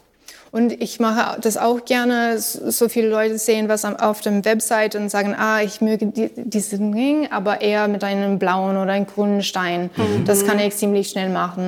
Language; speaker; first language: German; non-native, learner; English